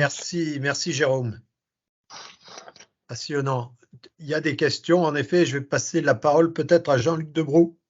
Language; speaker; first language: French; native; French